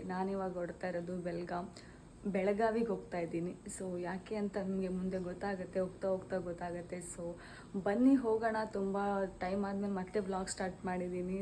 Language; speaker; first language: Kannada; native; Kannada